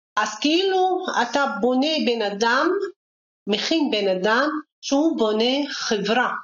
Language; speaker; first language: Hebrew; non-native, local second language; Arabic